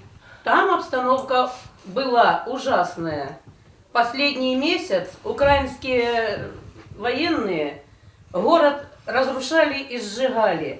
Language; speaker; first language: Russian; native; Russian